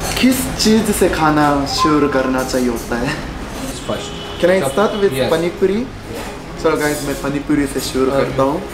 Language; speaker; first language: Hindi; non-native, fluent; Japanese